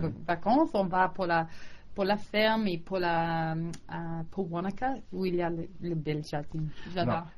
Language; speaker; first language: French; non-native, learner; English